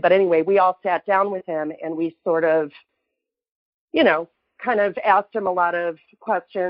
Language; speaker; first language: English; native; English